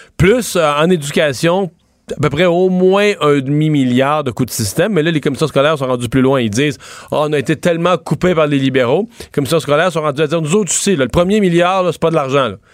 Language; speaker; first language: French; native; French